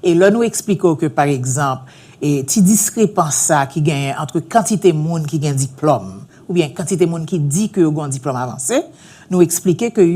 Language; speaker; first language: Haitian Creole; early bilingual, heritage; Haitian Creole